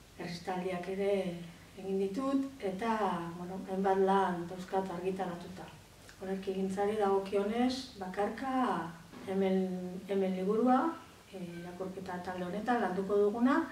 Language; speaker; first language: Basque; native; Basque